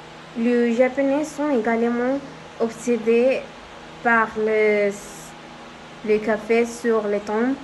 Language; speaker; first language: French; non-native, learner; Spanish